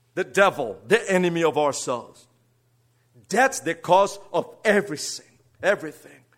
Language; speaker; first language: English; non-native, fluent; Portuguese